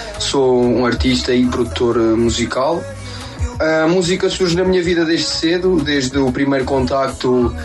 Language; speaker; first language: Portuguese; native; Portuguese